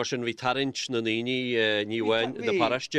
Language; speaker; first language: Irish; native; Irish